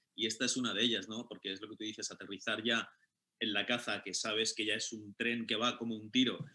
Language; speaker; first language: Spanish; native; Spanish